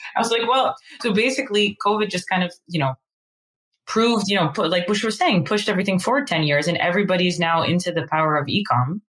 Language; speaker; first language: English; non-native, fluent; Dutch